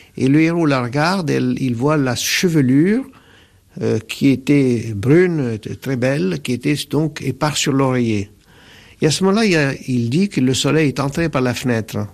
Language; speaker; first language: French; non-native, local second language; Arabic